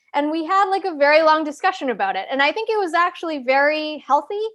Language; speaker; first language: English; native; English